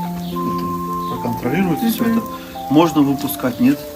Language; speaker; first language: Russian; native; Russian